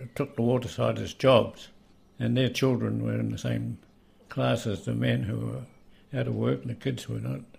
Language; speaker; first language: English; native; English